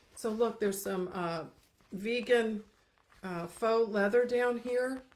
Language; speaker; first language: English; native; English